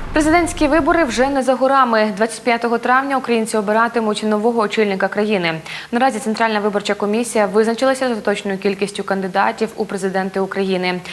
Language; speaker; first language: Ukrainian; native; Ukrainian